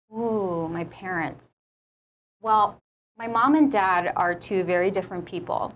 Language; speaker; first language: English; native; English